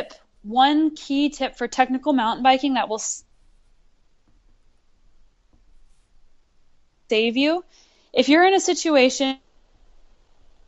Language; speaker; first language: English; native; English